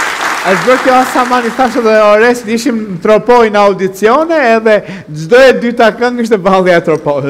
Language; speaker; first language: Albanian; native; Albanian